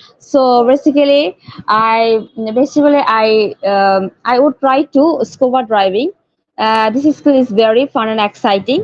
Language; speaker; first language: English; non-native, learner; Bangla